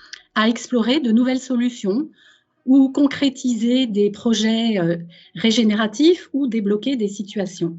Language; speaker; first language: French; native; French